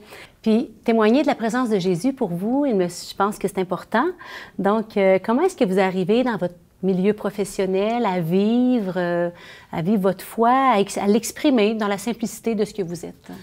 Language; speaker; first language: French; native; French